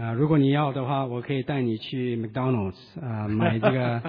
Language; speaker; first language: Chinese; native; Chinese